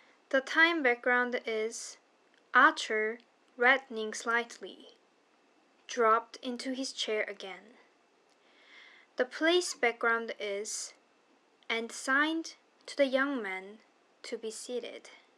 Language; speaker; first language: English; non-native, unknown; Korean